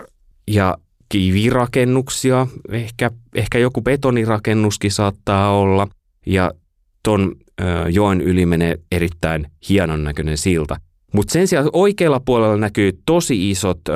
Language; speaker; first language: Finnish; native; Finnish